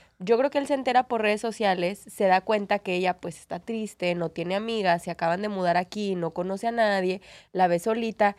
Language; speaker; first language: Spanish; native; Spanish